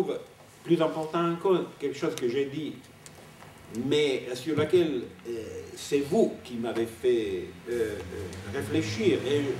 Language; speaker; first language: French; non-native, fluent; Italian